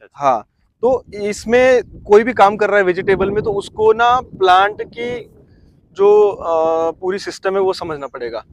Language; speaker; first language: Hindi; non-native, local second language; Marathi